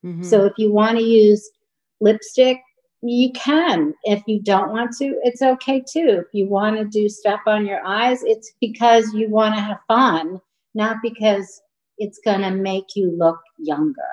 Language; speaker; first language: English; native; English